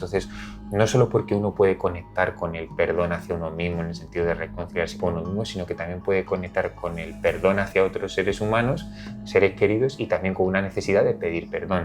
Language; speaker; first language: Spanish; native; Spanish